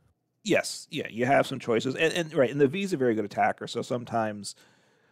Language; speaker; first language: English; native; English